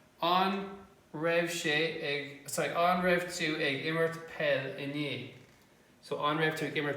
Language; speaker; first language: Irish; non-native, local second language; English